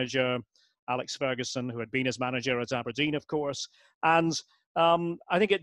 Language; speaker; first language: English; native; English